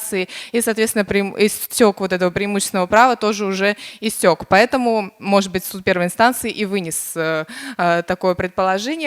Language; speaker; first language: Russian; native; Russian